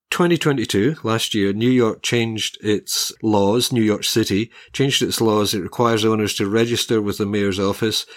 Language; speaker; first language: English; native; English